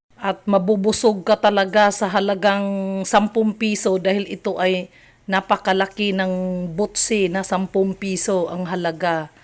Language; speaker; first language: Filipino; non-native, local second language; Cebuano